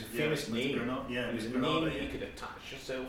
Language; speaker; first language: English; native; English